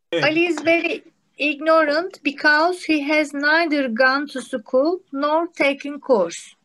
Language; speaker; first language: English; non-native, learner; Turkish